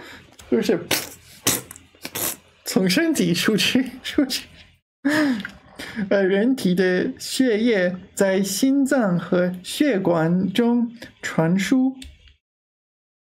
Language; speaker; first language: Chinese; non-native, learner; English